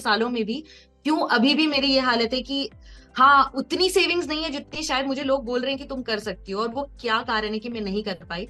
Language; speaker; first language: Hindi; native; Hindi